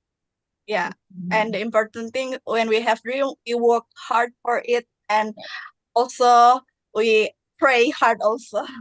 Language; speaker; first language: English; non-native, learner; Indonesian